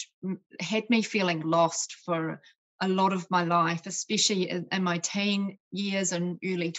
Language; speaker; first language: English; native; English